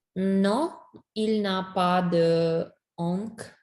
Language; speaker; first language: French; non-native, learner; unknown